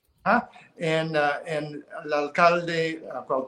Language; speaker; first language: Spanish; non-native, fluent; English